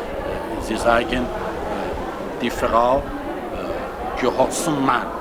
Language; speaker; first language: German; non-native, learner; Persian